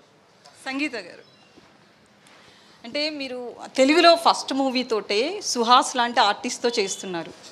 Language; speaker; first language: Telugu; native; Telugu